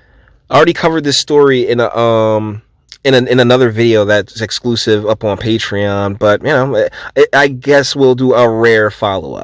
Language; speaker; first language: English; native; English